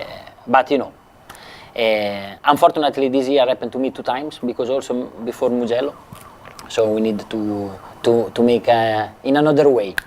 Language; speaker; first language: English; non-native, fluent; Italian